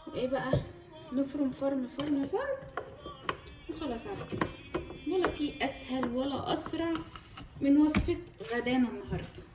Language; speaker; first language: Arabic; native; Arabic